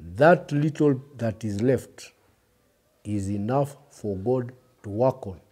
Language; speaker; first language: English; early bilingual, other home language; Kikuyu